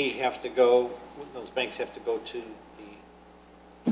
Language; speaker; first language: English; native; English